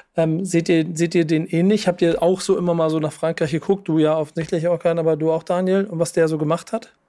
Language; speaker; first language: German; native; German